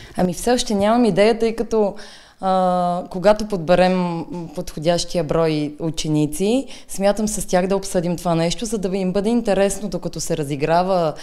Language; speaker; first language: Bulgarian; native; Bulgarian